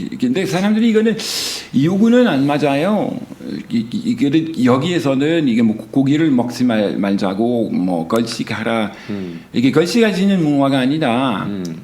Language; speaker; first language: Korean; non-native, fluent; French